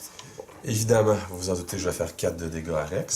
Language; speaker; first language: French; native; French